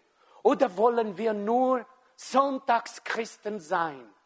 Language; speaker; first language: German; non-native, fluent; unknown